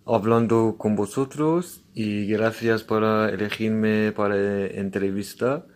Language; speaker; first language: Spanish; non-native, learner; Persian